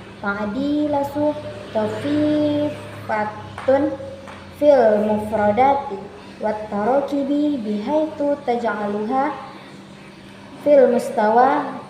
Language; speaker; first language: Arabic; non-native, learner; Indonesian